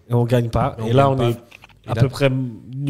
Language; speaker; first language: French; native; French